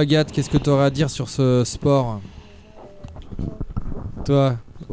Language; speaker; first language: French; native; French